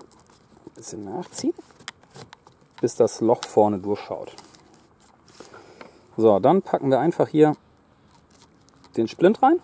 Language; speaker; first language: German; native; German